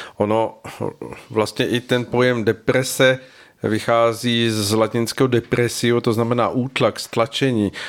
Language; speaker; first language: Czech; native; Czech